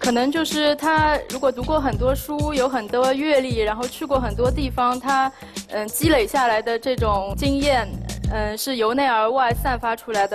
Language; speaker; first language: Chinese; native; Chinese